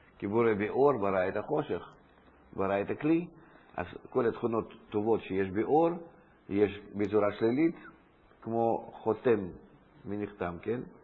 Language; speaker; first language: Hebrew; non-native, fluent; Russian